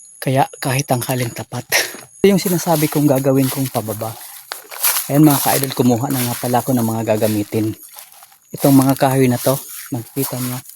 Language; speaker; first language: Filipino; non-native, local second language; Bikol